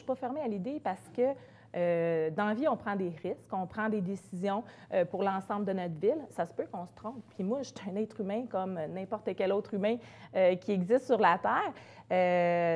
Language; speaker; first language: French; native; French